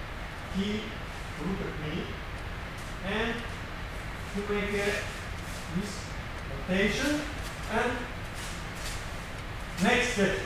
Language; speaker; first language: English; non-native, learner; Russian